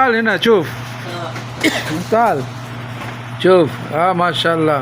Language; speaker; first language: Arabic; non-native, learner; Urdu